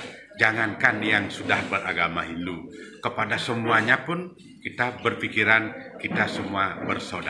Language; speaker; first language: Indonesian; native; Indonesian